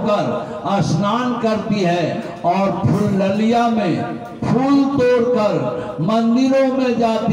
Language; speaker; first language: Hindi; native; Hindi